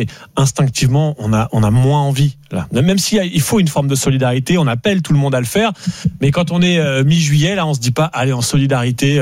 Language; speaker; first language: French; native; French